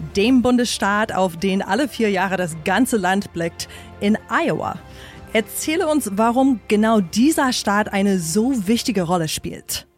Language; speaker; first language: German; non-native, fluent; English